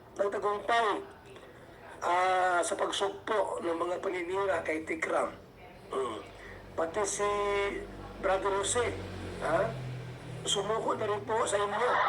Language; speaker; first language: Filipino; native; Filipino